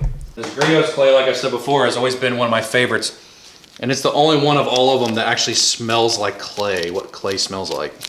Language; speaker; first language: English; native; English